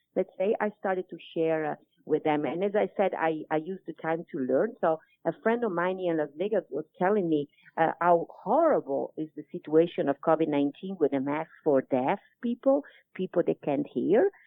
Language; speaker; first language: English; non-native, fluent; Italian